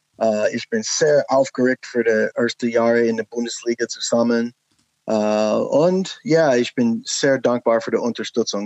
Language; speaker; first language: German; non-native, learner; English